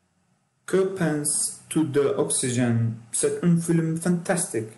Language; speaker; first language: French; non-native, learner; Turkish